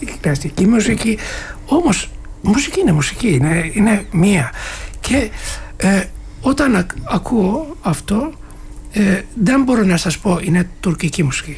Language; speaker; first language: Greek; non-native, learner; Turkish